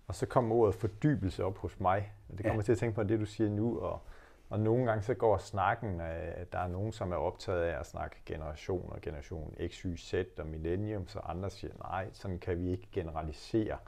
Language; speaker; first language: Danish; native; Danish